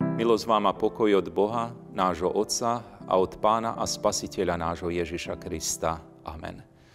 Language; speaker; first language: Slovak; native; Slovak